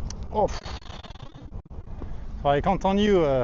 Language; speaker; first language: English; non-native, learner; French